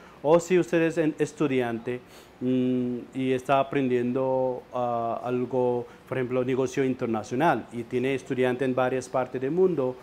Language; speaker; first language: Spanish; non-native, fluent; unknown